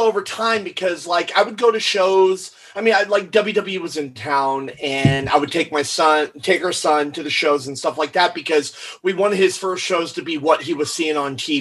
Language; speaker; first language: English; native; English